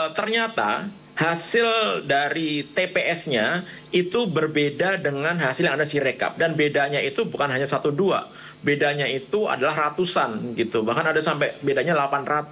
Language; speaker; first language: Indonesian; native; Indonesian